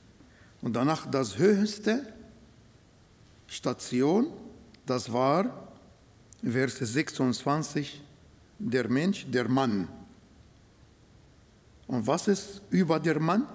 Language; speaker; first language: German; non-native, fluent; Arabic